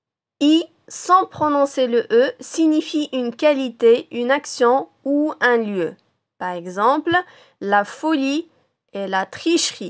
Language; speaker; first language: French; non-native, local second language; Arabic